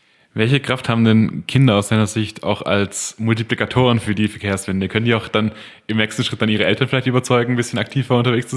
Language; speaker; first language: German; native; German